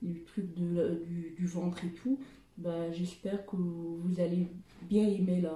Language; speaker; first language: French; non-native, local second language; Arabic